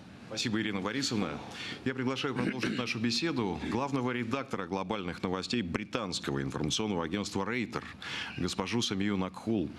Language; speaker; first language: Russian; native; Russian